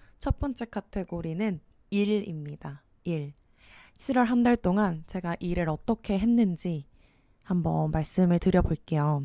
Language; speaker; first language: Korean; native; Korean